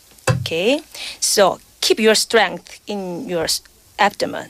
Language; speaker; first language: English; non-native, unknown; Korean